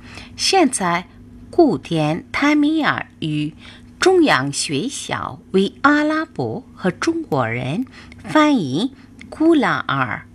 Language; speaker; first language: Chinese; non-native, fluent; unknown